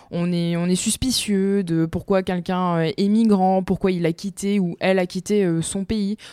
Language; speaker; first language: French; native; French